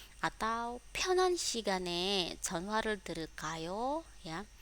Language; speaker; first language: Korean; non-native, fluent; Indonesian